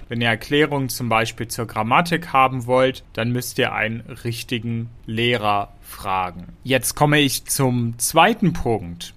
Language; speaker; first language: German; native; German